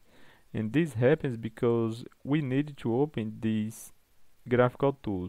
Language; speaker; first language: English; non-native, fluent; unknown